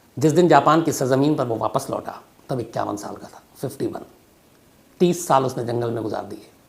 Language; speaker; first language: Hindi; native; Hindi